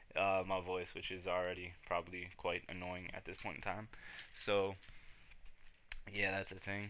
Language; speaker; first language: English; native; English